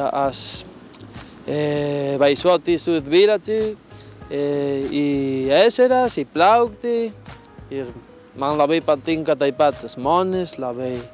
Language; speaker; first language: Lithuanian; non-native, learner; Spanish